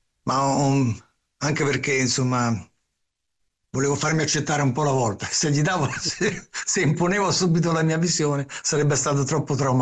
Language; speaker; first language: Italian; native; Italian